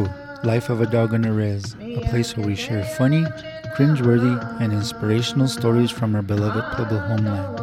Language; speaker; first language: English; native; English